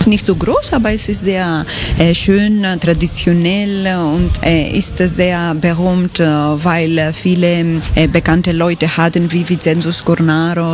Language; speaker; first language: German; non-native, learner; Greek